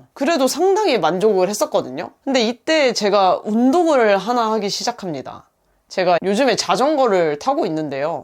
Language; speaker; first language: Korean; native; Korean